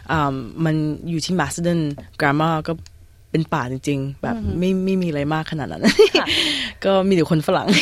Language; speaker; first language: Thai; early bilingual, heritage; Thai